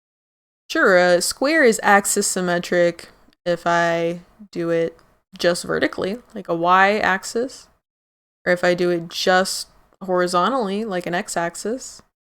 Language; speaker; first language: English; native; English